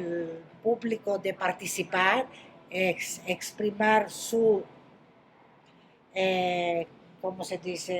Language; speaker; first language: Spanish; non-native, fluent; Greek